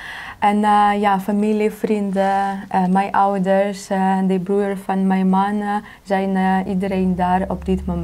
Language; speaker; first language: Dutch; non-native, fluent; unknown